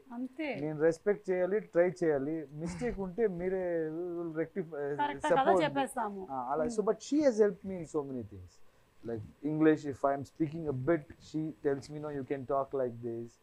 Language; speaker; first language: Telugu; non-native, fluent; Kannada